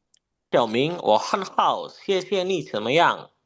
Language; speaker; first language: Chinese; non-native, learner; Indonesian